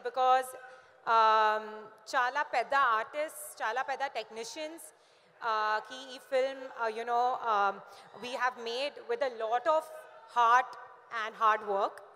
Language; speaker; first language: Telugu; non-native, learner; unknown